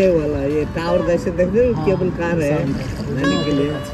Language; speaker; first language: Hindi; non-native, learner; Nepali